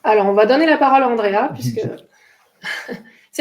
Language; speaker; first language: French; native; French